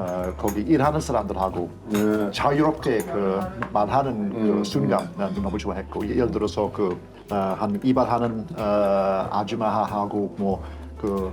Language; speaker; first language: Korean; non-native, fluent; English